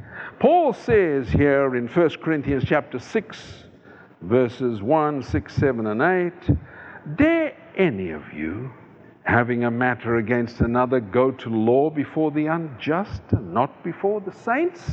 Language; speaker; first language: English; native; English